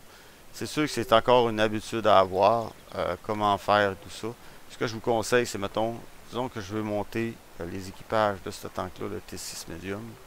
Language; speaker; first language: French; native; French